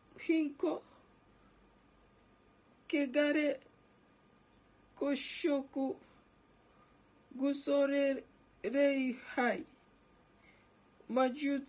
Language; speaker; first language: Japanese; non-native, learner; Ganda